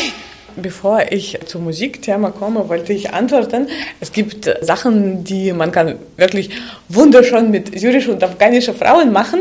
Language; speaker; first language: German; non-native, fluent; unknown